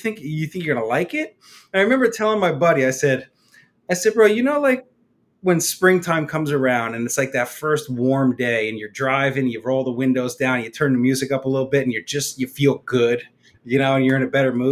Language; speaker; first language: English; native; English